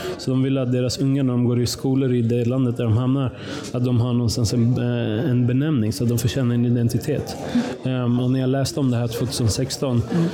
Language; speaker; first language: Swedish; early bilingual, other home language; Persian